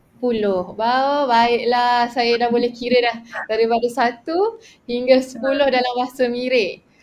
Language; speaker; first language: Malay; native; Malay